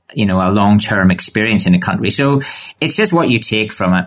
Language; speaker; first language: English; native; English